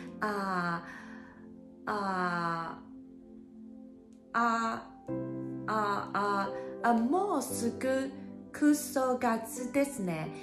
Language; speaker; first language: Japanese; non-native, learner; Chinese